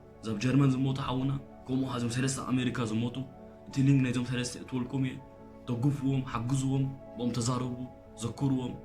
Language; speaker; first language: Tigrinya; early bilingual, heritage; Tigrinya